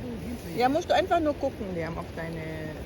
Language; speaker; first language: German; non-native, fluent; Filipino